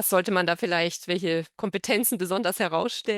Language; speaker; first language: German; native; German